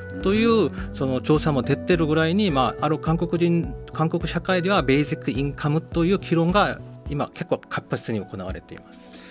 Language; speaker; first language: Japanese; non-native, fluent; Korean